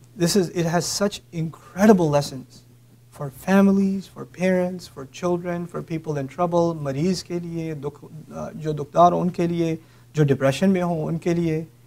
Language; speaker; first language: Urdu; native; Urdu